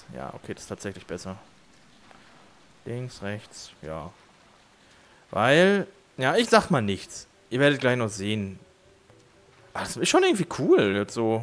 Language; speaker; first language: German; native; German